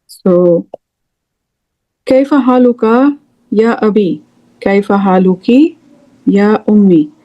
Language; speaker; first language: Arabic; non-native, fluent; English